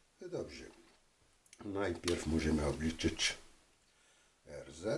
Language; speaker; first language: Polish; non-native, fluent; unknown